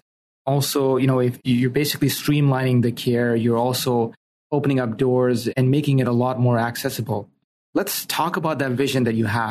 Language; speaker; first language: English; non-native, local second language; Urdu